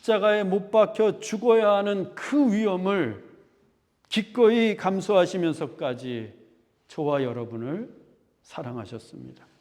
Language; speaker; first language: Korean; native; Korean